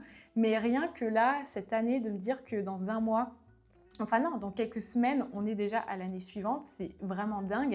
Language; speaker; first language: French; native; French